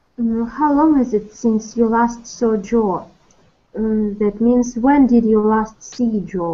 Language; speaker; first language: English; non-native, learner; Russian